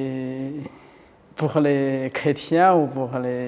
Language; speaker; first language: French; non-native, fluent; Chinese